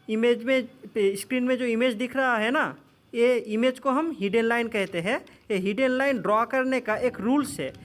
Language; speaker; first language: Hindi; non-native, local second language; Bangla